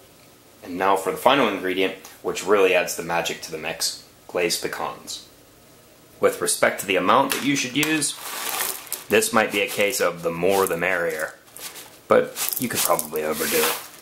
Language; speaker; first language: English; native; English